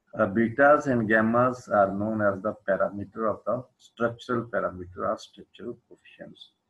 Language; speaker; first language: English; non-native, local second language; Urdu